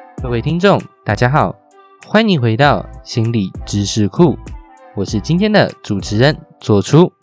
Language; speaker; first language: Chinese; native; Chinese